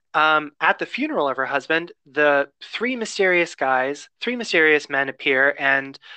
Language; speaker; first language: English; native; English